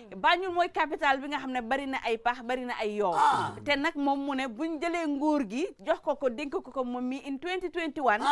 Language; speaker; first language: Wolof; native; Wolof